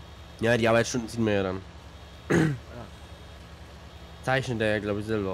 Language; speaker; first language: German; native; German